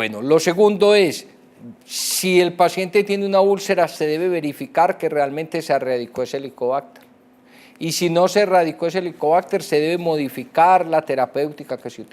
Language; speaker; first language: Spanish; native; Spanish